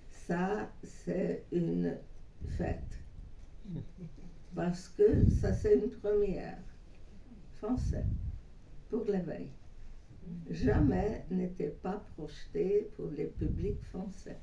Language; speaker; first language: French; non-native, fluent; Hungarian